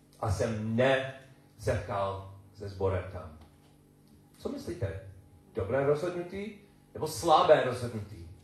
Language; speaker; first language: Czech; non-native, learner; English